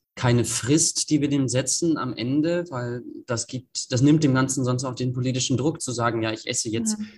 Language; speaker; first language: German; native; German